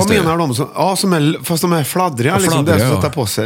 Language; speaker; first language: Swedish; native; Swedish